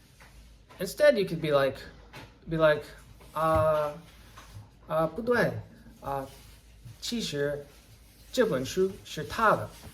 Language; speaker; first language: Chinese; non-native, learner; English